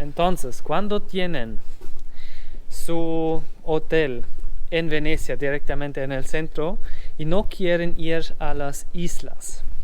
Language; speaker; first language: Spanish; non-native, learner; German